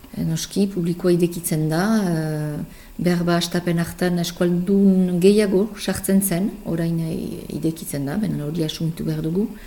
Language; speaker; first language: Basque; native; Basque